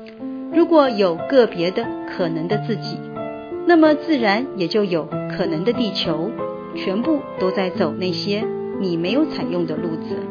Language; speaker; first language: Chinese; native; Chinese